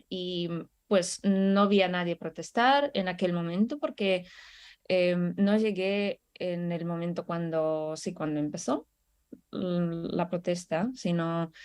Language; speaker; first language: Spanish; non-native, fluent; Russian